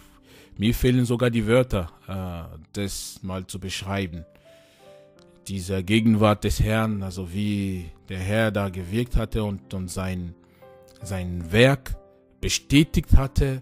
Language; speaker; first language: German; non-native, fluent; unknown